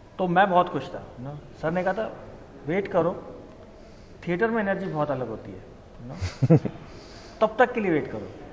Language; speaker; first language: Hindi; native; Hindi